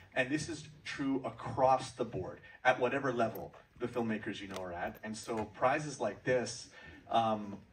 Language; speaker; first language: English; native; English